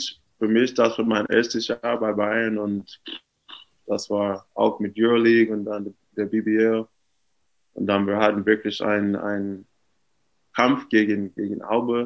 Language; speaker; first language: German; non-native, fluent; English